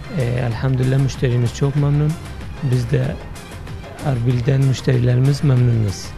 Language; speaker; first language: Turkish; non-native, learner; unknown